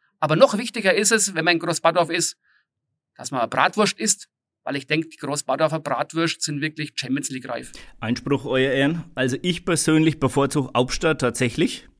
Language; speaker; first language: German; native; German